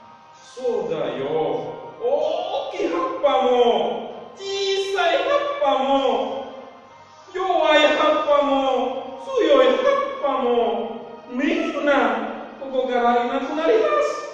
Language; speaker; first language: Japanese; non-native, learner; Indonesian